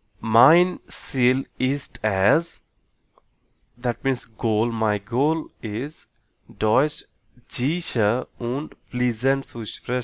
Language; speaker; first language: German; non-native, learner; Bangla